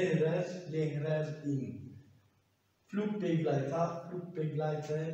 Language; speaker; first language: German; non-native, learner; Turkish